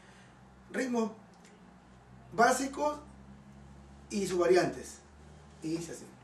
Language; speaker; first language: Spanish; native; Spanish